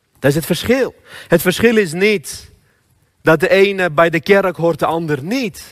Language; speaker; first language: Dutch; non-native, fluent; Armenian